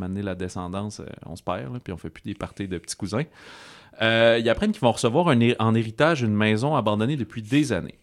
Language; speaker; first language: French; native; French